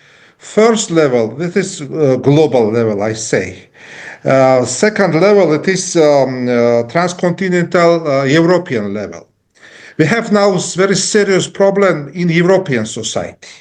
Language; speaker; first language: English; non-native, learner; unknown